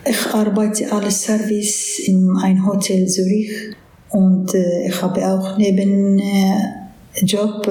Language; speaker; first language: German; non-native, learner; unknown